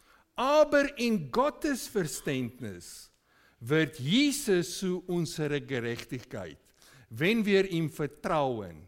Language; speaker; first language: German; non-native, fluent; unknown